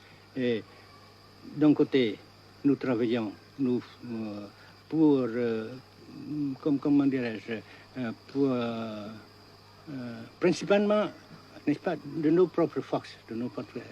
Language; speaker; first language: French; non-native, fluent; Vietnamese